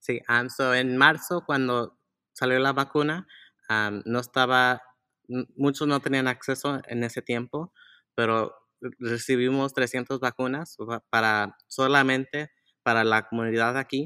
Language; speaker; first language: Spanish; early bilingual, heritage; Spanish